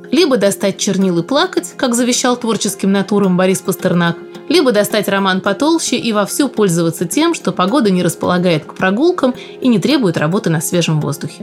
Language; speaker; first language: Russian; native; Russian